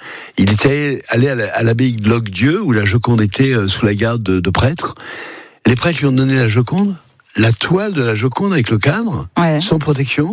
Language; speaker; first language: French; native; French